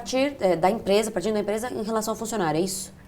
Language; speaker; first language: Portuguese; native; Portuguese